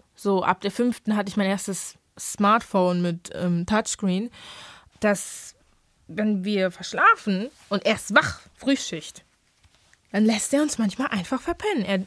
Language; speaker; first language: German; early bilingual, other home language; English